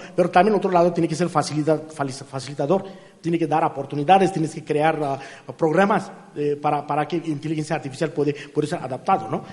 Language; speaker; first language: Spanish; non-native, fluent; Hindi